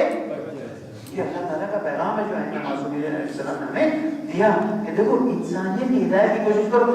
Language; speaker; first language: Urdu; non-native, local second language; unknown